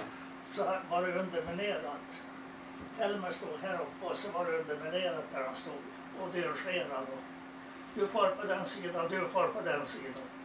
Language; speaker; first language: Swedish; native; Swedish